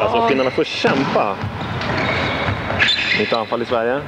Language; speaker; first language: Swedish; native; Swedish